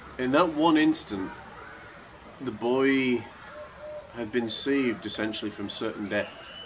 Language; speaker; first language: English; native; English